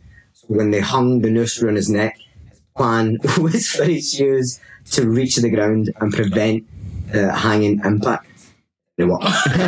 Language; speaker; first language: English; native; English